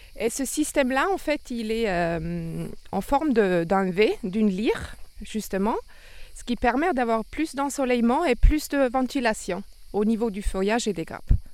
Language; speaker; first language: French; non-native, local second language; Swiss German